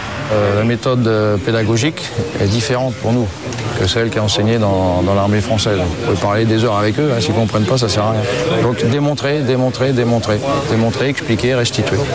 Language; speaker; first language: French; native; French